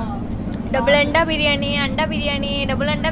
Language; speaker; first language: Telugu; non-native, learner; Tamil